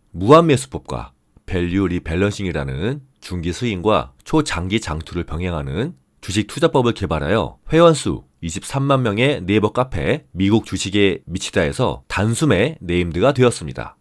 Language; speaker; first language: Korean; native; Korean